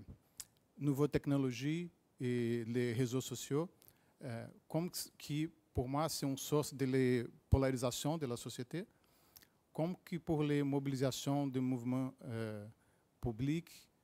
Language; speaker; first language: French; non-native, learner; Portuguese